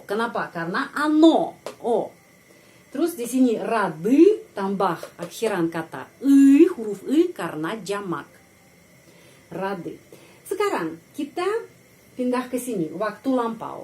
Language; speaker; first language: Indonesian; non-native, fluent; Russian